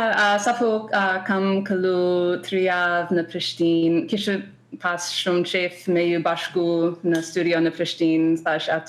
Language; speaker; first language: Albanian; non-native, learner; English